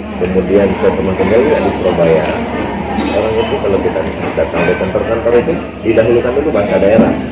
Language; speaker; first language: Indonesian; non-native, local second language; Achinese